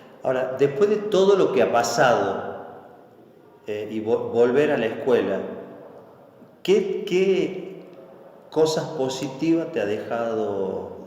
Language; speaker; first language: Spanish; native; Spanish